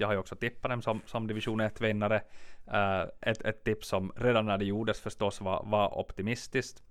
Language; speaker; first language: Swedish; native; Swedish